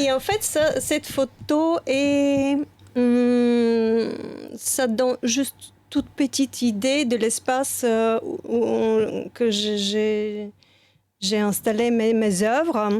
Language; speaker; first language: French; non-native, fluent; Bulgarian